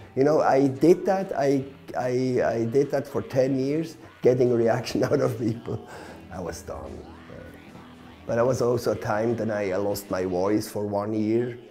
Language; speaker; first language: English; non-native, fluent; Swiss German